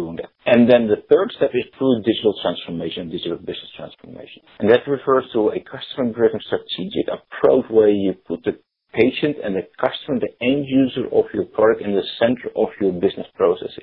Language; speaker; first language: English; non-native, fluent; Dutch